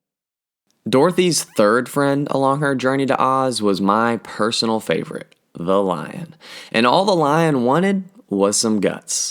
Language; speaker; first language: English; native; English